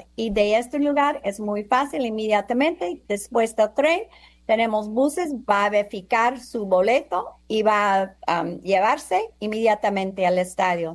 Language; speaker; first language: Spanish; non-native, fluent; English